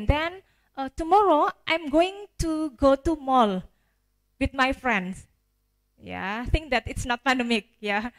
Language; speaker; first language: English; non-native, fluent; Indonesian